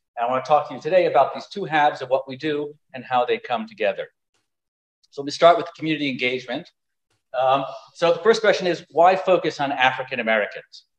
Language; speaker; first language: English; native; English